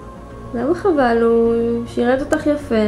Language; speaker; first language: Hebrew; native; Hebrew